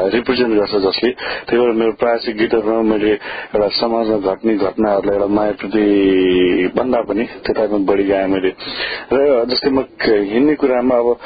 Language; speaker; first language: Nepali; native; Nepali